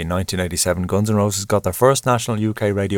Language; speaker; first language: English; native; English